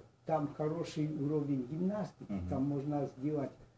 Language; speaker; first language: Russian; non-native, learner; Polish